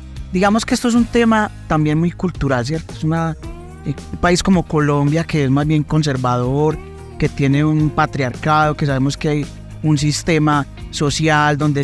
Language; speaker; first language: Spanish; native; Spanish